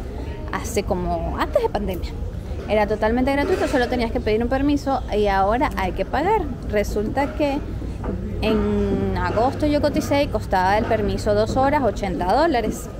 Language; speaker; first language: Spanish; native; Spanish